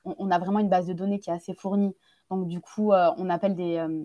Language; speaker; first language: French; native; French